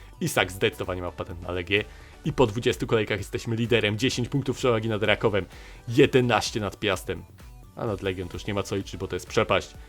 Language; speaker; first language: Polish; native; Polish